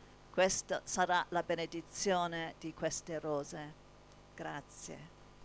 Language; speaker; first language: Italian; non-native, fluent; English